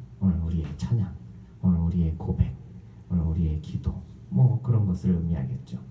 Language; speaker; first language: Korean; native; Korean